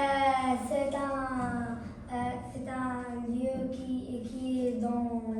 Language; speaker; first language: French; non-native, learner; Arabic